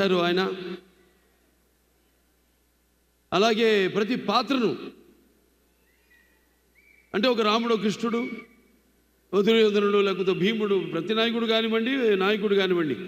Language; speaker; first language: Telugu; native; Telugu